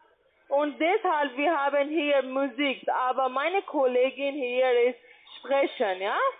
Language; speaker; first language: German; non-native, learner; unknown